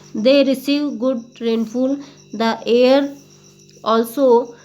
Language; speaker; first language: English; non-native, local second language; Hindi